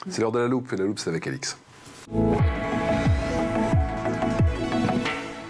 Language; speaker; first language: French; native; French